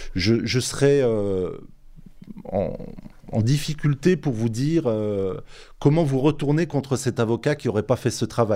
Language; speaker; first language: French; native; French